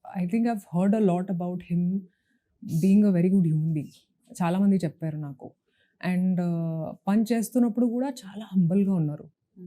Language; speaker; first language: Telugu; non-native, local second language; Hindi